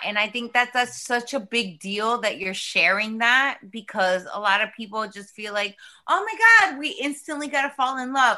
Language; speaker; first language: English; early bilingual, other home language; Spanish